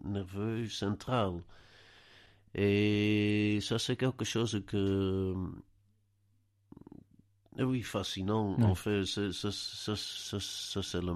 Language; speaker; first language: French; non-native, learner; Dutch